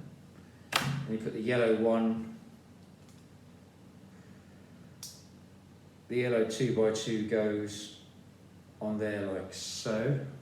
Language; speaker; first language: English; native; English